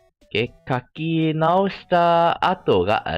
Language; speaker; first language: Japanese; non-native, fluent; Malay